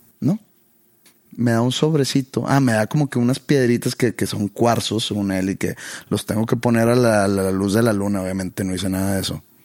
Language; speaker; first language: Spanish; native; Spanish